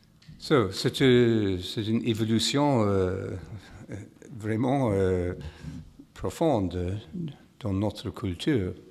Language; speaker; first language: French; non-native, fluent; English